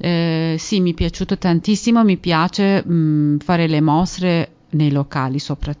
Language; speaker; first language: Italian; non-native, fluent; Persian